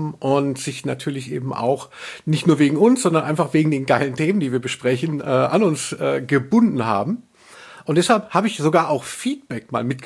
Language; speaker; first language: German; native; German